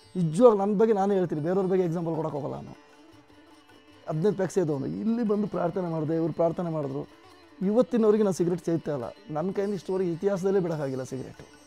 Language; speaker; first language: Kannada; non-native, local second language; Kodava